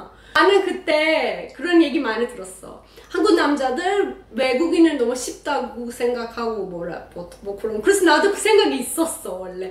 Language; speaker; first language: Korean; non-native, learner; Persian